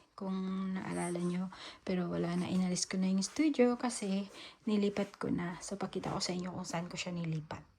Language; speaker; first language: Filipino; native; Filipino